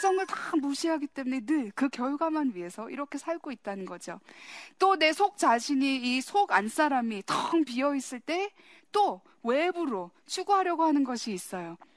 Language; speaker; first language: Korean; early bilingual, heritage; Korean